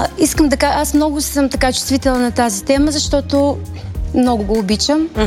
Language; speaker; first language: Bulgarian; early bilingual, heritage; Bulgarian